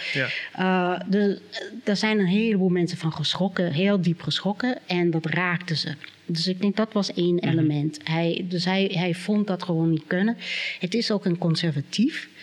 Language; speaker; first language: Dutch; non-native, fluent; English